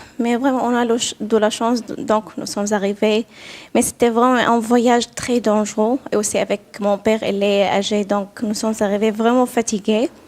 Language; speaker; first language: French; non-native, learner; Arabic